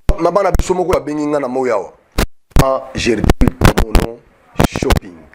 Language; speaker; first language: Lingala; non-native, local second language; Luba-Lulua